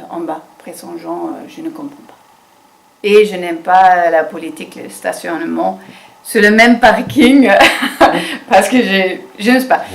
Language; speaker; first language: French; non-native, fluent; German